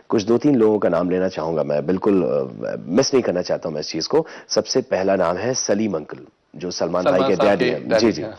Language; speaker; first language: Hindi; native; Hindi